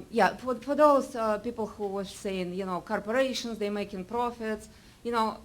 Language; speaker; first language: English; non-native, fluent; Russian